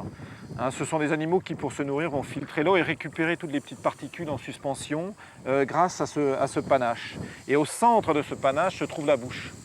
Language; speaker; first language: French; native; French